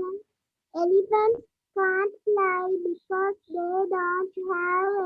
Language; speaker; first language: English; non-native, learner; Sinhala